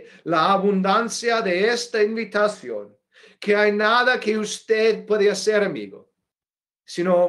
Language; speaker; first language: Spanish; non-native, fluent; English